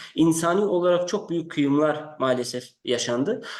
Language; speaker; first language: Turkish; non-native, fluent; Persian